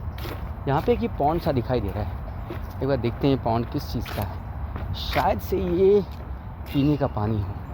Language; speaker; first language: Hindi; native; Hindi